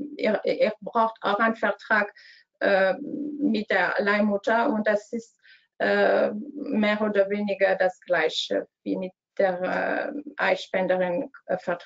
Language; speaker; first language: German; non-native, learner; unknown